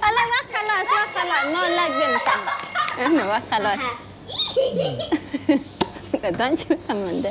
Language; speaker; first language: Persian; native; Persian